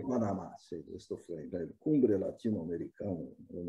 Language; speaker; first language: Spanish; non-native, fluent; Portuguese